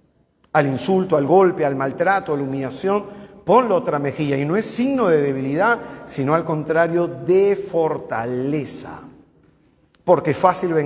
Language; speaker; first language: Spanish; native; Spanish